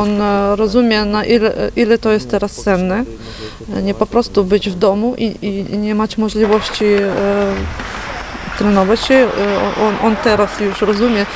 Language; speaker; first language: Polish; non-native, learner; Ukrainian